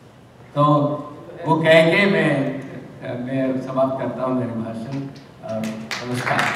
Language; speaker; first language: Hindi; non-native, local second language; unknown